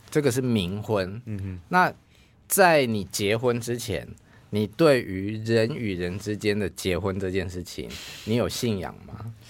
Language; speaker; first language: Chinese; native; Chinese